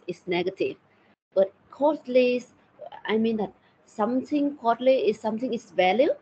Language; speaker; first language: English; non-native, learner; Thai